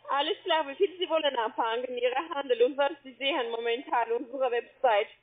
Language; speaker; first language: German; non-native, fluent; French